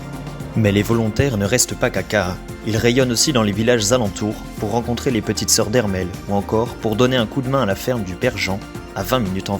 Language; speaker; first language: French; native; French